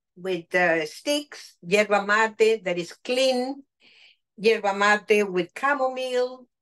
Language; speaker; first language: English; non-native, fluent; Spanish